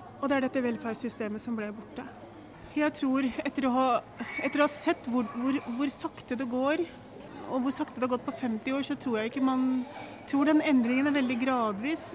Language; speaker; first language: Norwegian; early bilingual, other home language; Urdu